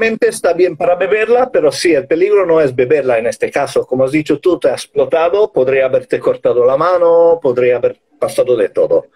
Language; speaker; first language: Spanish; non-native, fluent; English